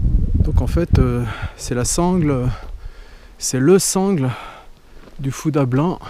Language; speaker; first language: French; native; French